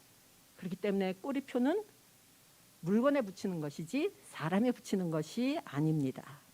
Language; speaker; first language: Korean; native; Korean